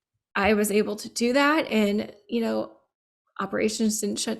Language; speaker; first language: English; native; English